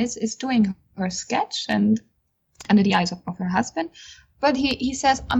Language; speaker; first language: English; non-native, fluent; German